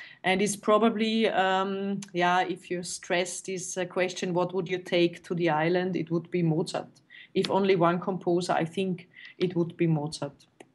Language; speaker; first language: English; non-native, fluent; German